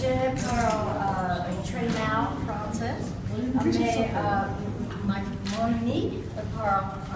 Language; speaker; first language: French; non-native, learner; English